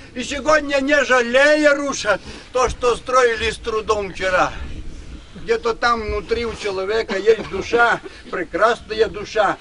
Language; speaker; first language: Russian; non-native, local second language; Ukrainian